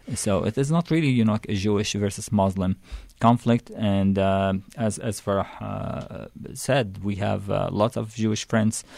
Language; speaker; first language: English; non-native, fluent; Arabic